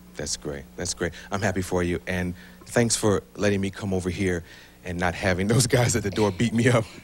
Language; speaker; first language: English; native; English